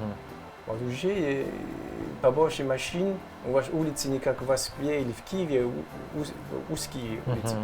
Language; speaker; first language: Russian; non-native, learner; French